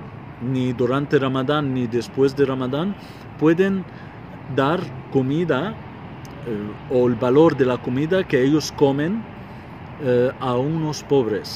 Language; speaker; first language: Spanish; non-native, fluent; Arabic